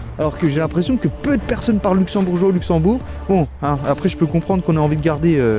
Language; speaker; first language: French; native; French